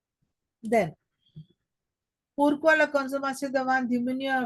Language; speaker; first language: French; non-native, learner; Telugu